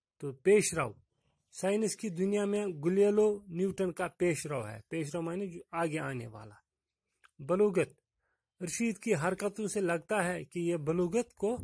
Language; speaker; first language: Urdu; non-native, local second language; Kashmiri